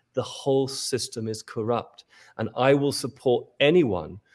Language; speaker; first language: English; native; English